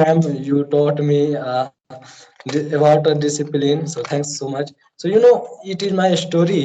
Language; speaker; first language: English; non-native, learner; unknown